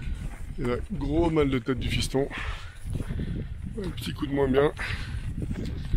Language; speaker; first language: French; native; French